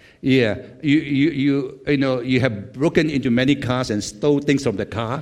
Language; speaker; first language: English; non-native, local second language; Chinese